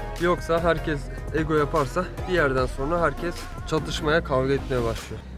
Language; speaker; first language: Turkish; native; Turkish